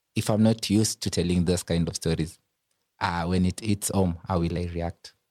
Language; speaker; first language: English; non-native, local second language; Luo (Kenya and Tanzania)